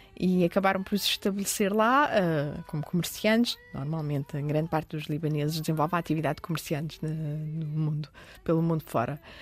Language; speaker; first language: Portuguese; early bilingual, other home language; Arabic